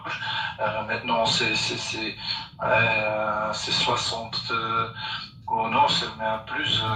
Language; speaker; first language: French; non-native, local second language; Dutch